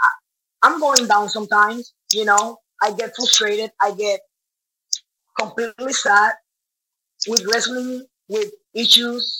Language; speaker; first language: English; non-native, learner; Spanish